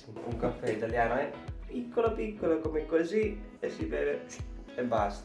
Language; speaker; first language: Italian; non-native, learner; Finnish